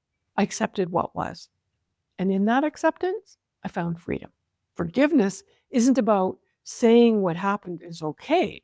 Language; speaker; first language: English; native; English